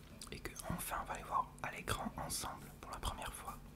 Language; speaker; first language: French; native; French